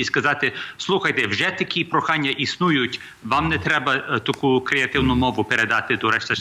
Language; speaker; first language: Ukrainian; early bilingual, heritage; Ukrainian